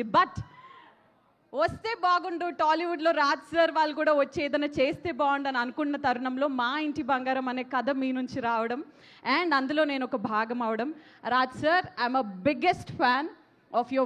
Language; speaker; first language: Telugu; native; Telugu